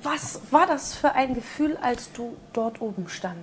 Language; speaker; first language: German; native; German